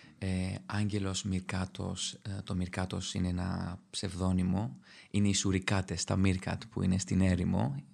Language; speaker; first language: Greek; early bilingual, other home language; Albanian